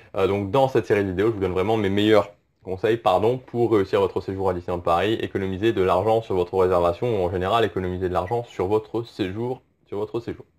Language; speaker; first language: French; native; French